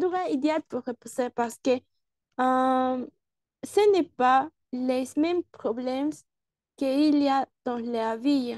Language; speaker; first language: French; non-native, learner; Spanish